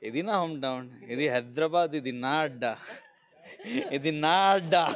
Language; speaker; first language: Telugu; non-native, local second language; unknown